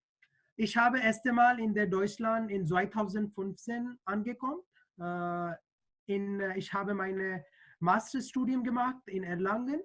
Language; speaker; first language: German; non-native, learner; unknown